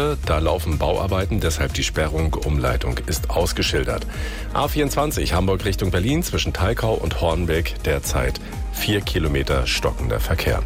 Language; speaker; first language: German; native; German